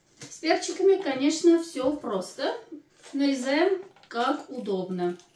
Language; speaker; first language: Russian; non-native, local second language; Armenian